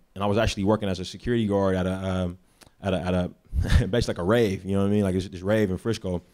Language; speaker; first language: English; native; English